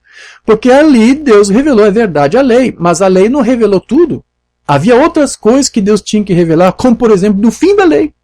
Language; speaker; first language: Portuguese; native; Portuguese